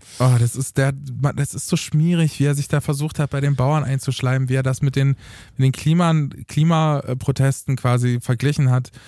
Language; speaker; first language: German; early bilingual, other home language; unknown